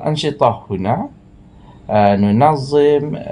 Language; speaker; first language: Arabic; non-native, fluent; Malay